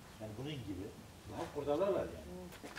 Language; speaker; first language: Turkish; non-native, learner; Arabic